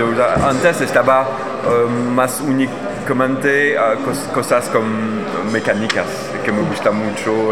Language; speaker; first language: Spanish; non-native, learner; French